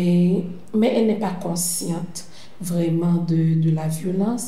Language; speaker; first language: French; non-native, local second language; Haitian Creole